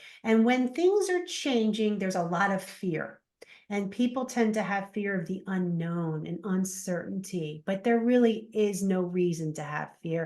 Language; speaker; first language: English; native; English